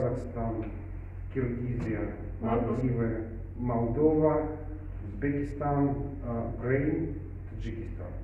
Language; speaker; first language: Russian; native; Russian